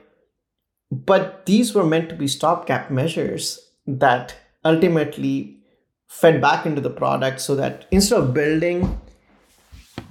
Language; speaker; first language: English; non-native, local second language; Hindi